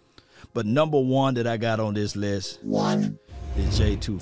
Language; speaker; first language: English; native; English